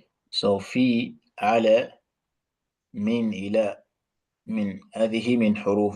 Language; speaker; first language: Arabic; non-native, fluent; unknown